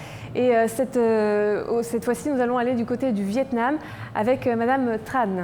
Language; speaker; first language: French; native; French